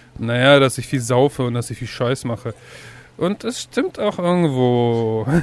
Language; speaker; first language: German; early bilingual, other home language; Russian